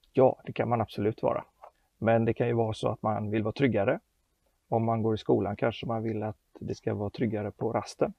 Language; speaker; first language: Swedish; native; Swedish